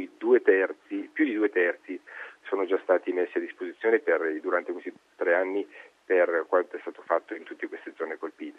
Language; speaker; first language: Italian; native; Italian